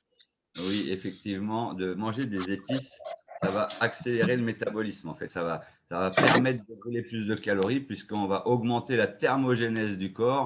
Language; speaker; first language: French; native; French